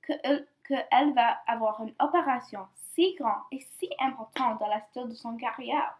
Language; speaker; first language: French; non-native, learner; English